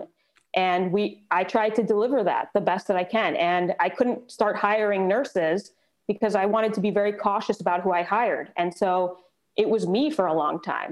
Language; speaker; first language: English; native; English